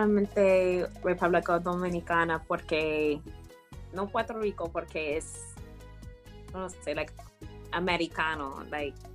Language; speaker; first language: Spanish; non-native, learner; English